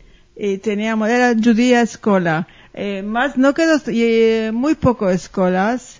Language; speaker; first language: Spanish; early bilingual, heritage; Ladino